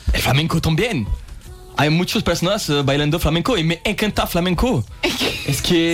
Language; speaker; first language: Spanish; non-native, learner; French